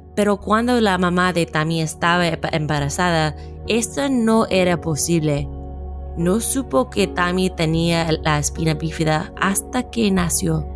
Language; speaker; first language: Spanish; non-native, fluent; English